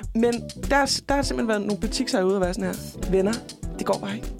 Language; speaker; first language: Danish; native; Danish